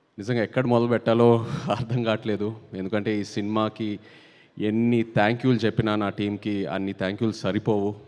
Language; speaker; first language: Telugu; native; Telugu